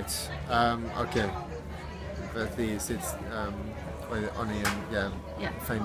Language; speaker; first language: Welsh; non-native, learner; English